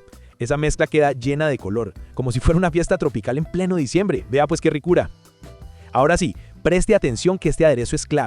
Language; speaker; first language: Spanish; native; Spanish